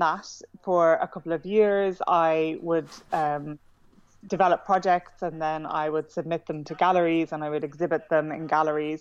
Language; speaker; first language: English; native; English